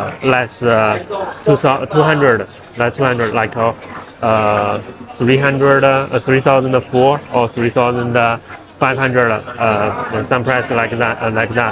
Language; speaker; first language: English; non-native, learner; Chinese